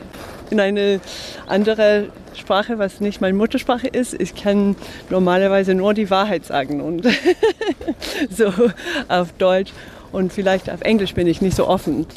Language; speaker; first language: German; non-native, fluent; English